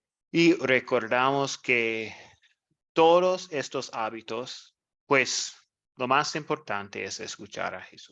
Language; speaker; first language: Spanish; non-native, fluent; English